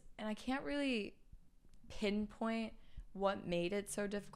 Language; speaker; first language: English; non-native, fluent; Chinese